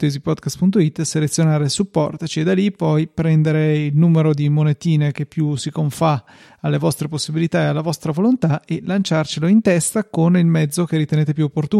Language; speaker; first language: Italian; native; Italian